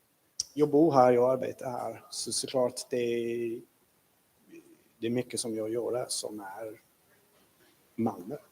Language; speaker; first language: Swedish; non-native, fluent; English